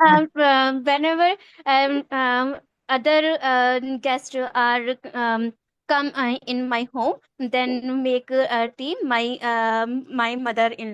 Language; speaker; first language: English; non-native, learner; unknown